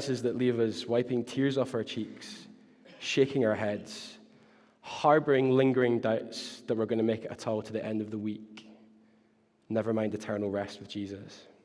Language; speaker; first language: English; native; English